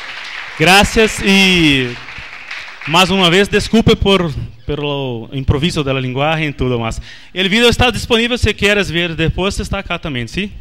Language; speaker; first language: Spanish; non-native, learner; Portuguese